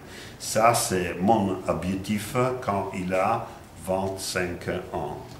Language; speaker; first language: French; non-native, fluent; Italian